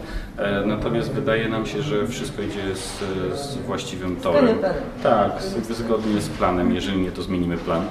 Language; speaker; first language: Polish; native; Polish